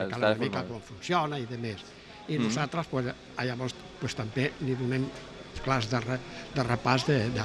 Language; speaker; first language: Catalan; non-native, local second language; Spanish